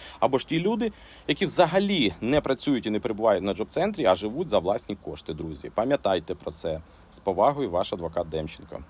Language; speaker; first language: Ukrainian; native; Ukrainian